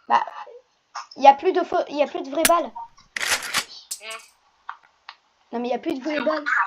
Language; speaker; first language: French; native; French